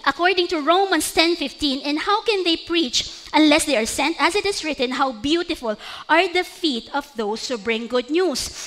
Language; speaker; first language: English; non-native, local second language; Filipino